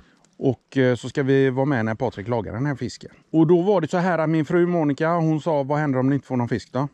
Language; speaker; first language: Swedish; native; Swedish